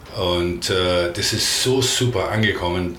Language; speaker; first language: German; non-native, learner; English